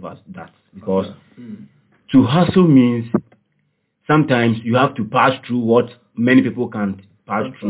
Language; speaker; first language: English; non-native, local second language; Akan